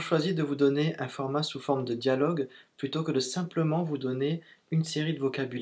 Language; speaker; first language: French; native; French